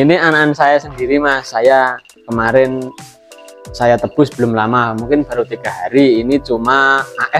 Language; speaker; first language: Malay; non-native, local second language; Javanese